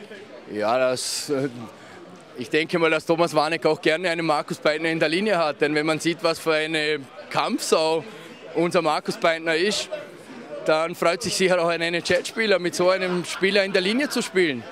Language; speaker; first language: German; native; German